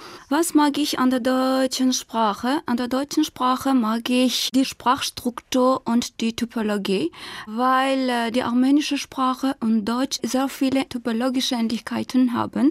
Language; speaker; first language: German; non-native, fluent; Armenian